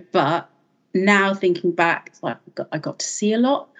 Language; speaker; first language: English; native; English